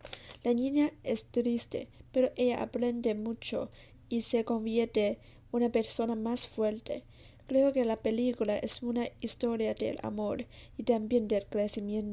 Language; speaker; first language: Spanish; non-native, learner; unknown